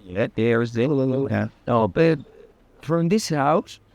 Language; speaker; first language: English; non-native, learner; Spanish